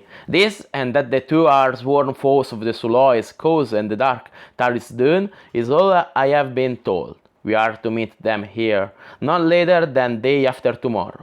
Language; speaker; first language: English; non-native, fluent; Italian